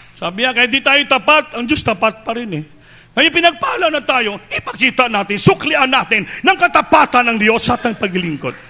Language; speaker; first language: Filipino; non-native, local second language; Cebuano